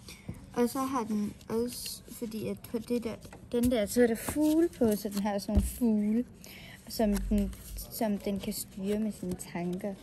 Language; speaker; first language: Danish; native; Danish